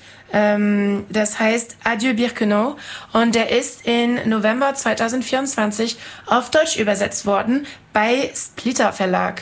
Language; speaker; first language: German; non-native, fluent; French